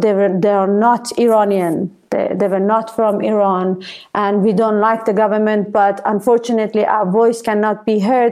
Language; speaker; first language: English; non-native, fluent; Persian